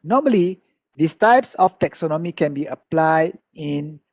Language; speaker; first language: English; non-native, local second language; Malay